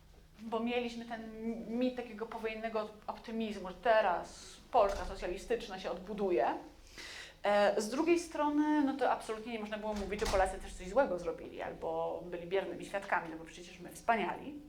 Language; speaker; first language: Polish; native; Polish